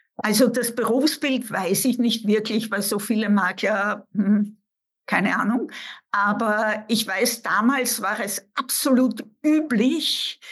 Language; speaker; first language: German; native; German